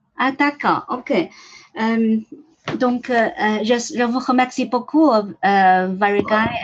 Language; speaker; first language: French; non-native, learner; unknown